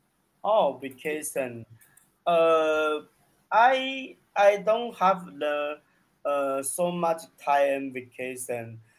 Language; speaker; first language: English; non-native, learner; Chinese